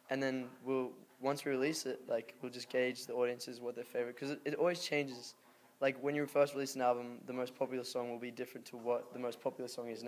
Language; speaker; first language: English; native; English